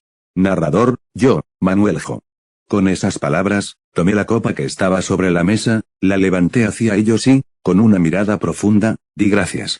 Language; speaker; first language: Spanish; native; Spanish